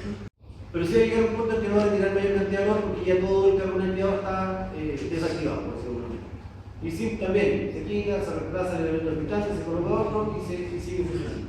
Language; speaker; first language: Spanish; native; Spanish